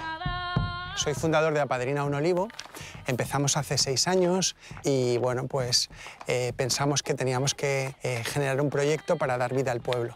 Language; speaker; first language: Spanish; native; Spanish